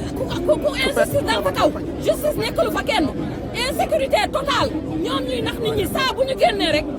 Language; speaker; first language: Wolof; non-native, local second language; Fula